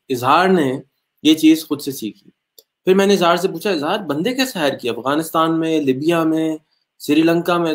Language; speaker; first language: Urdu; native; Urdu